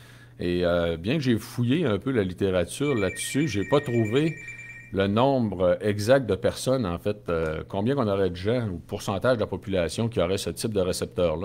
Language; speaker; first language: French; native; French